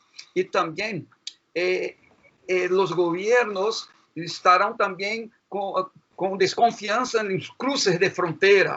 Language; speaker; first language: Spanish; non-native, fluent; Portuguese